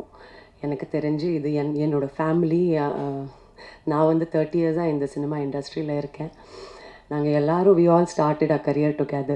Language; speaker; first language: Tamil; non-native, fluent; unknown